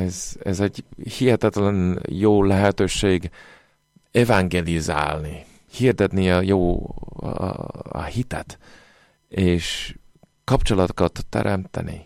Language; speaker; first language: Hungarian; non-native, fluent; English